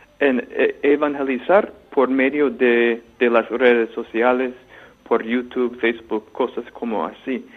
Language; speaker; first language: Spanish; non-native, fluent; English